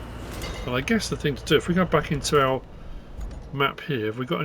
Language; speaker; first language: English; native; English